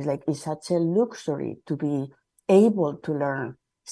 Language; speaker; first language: English; non-native, fluent; Spanish